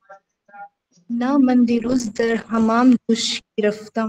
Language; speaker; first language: Persian; non-native, learner; Urdu